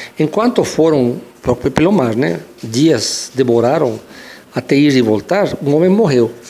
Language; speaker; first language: Portuguese; non-native, fluent; Spanish